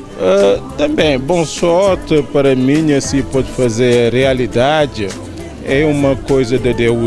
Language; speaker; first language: Portuguese; non-native, learner; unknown